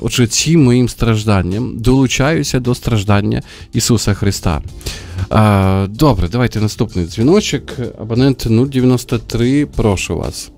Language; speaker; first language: Ukrainian; native; Ukrainian